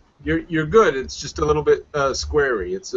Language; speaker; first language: English; native; English